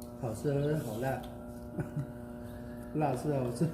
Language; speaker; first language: Chinese; non-native, learner; Thai